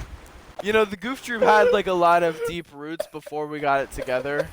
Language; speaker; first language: English; native; English